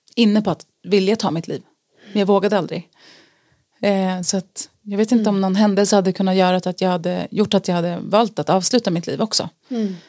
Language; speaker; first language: Swedish; native; Swedish